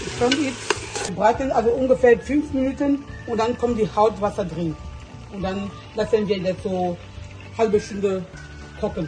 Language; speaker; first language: German; non-native, fluent; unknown